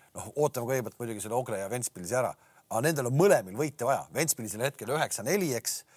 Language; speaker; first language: Estonian; native; Estonian